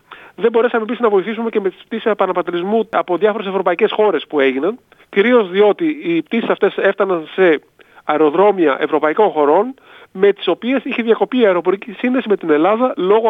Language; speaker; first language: Greek; native; Greek